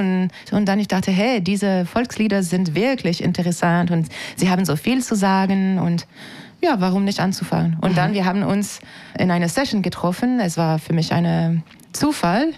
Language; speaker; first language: German; non-native, fluent; French